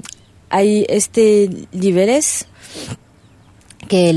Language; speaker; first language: Spanish; non-native, learner; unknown